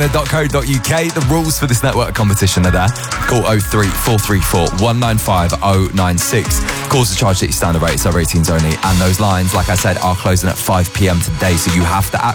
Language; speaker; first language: English; native; English